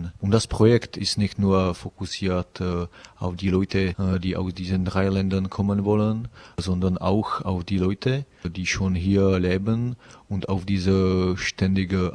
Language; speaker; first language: German; non-native, learner; Czech